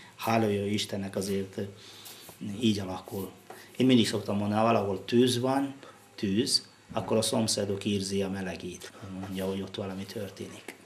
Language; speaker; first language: Hungarian; non-native, fluent; Malayalam